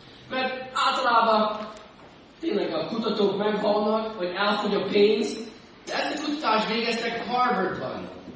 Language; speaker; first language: Hungarian; non-native, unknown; English